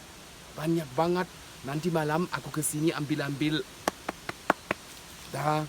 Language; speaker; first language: Indonesian; non-native, fluent; German